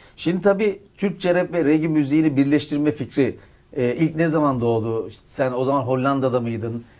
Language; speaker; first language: Turkish; native; Turkish